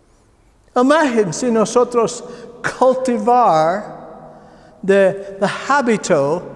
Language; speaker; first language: Spanish; non-native, learner; English